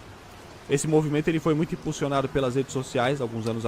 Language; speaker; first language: Portuguese; native; Portuguese